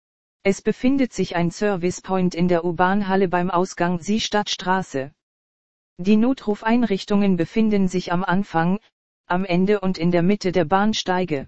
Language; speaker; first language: German; native; German